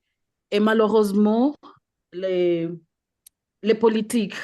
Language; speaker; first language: French; non-native, fluent; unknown